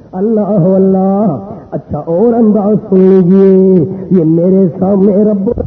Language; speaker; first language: Urdu; non-native, local second language; Pashto